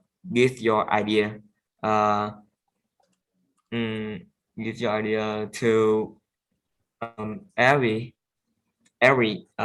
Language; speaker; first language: English; non-native, learner; Vietnamese